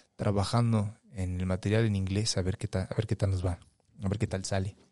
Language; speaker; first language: Spanish; native; Spanish